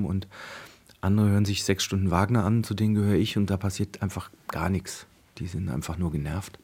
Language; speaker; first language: German; native; German